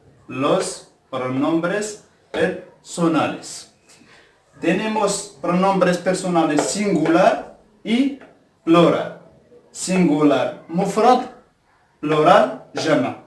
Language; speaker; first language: Spanish; non-native, fluent; Arabic